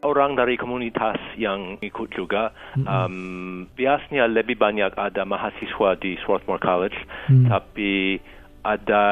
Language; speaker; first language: Indonesian; non-native, fluent; English